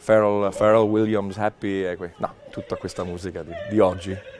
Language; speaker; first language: Italian; non-native, learner; English